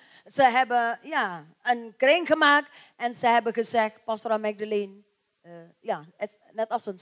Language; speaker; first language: Dutch; non-native, learner; Indonesian